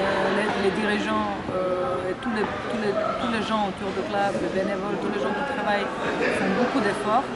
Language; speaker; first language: French; non-native, fluent; Serbian